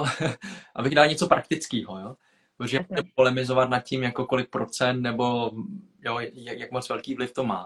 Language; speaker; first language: Czech; early bilingual, other home language; Vietnamese